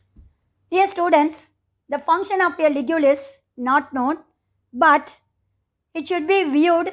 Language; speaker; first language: English; non-native, local second language; Tamil